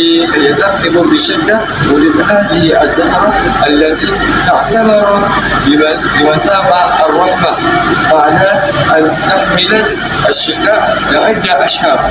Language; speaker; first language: Arabic; non-native, learner; Malay